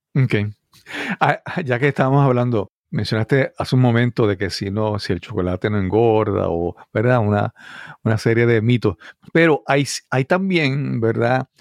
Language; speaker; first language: Spanish; native; Spanish